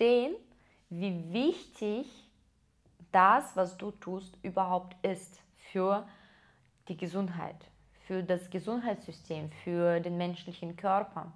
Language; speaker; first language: German; non-native, fluent; Russian